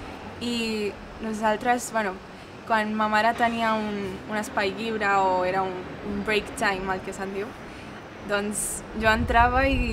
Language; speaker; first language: Catalan; non-native, local second language; Hindi